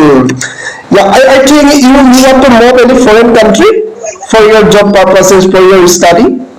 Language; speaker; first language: English; non-native, learner; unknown